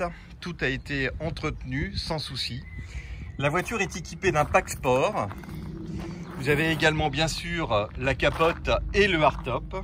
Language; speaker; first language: French; native; French